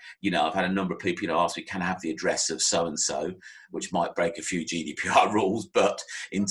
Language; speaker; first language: English; native; English